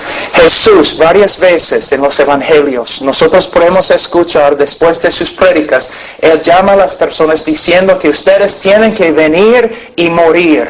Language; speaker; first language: Spanish; non-native, fluent; English